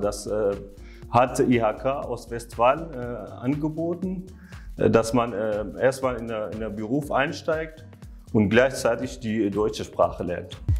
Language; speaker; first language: German; non-native, fluent; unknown